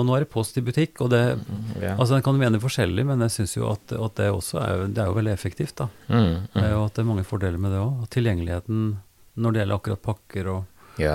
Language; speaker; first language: Norwegian; native; Norwegian